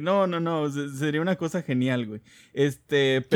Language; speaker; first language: Spanish; native; Spanish